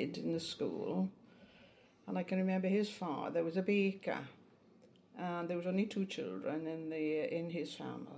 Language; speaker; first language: English; native; English